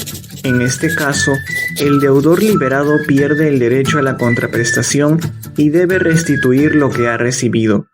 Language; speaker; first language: Spanish; native; Spanish